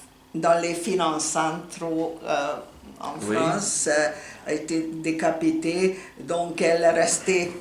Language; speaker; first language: French; non-native, fluent; Hungarian